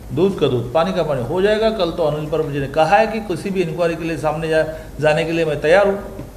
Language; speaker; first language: Hindi; non-native, local second language; Marathi